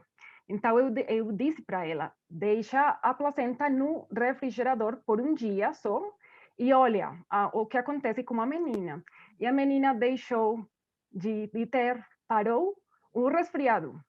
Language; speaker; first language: Portuguese; non-native, fluent; Spanish